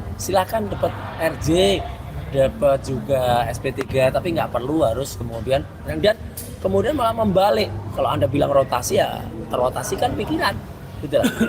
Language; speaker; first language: Indonesian; native; Indonesian